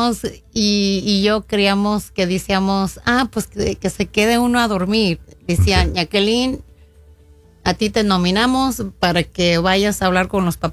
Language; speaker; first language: Spanish; early bilingual, heritage; Spanish